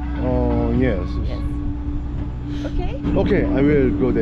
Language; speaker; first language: English; non-native, learner; Korean